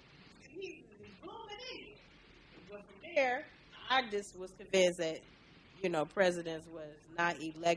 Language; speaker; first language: English; native; English